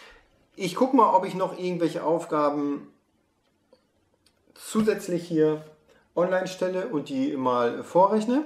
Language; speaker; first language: German; native; German